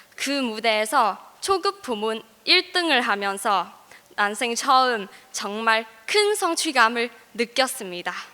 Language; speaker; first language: Korean; non-native, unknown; Cantonese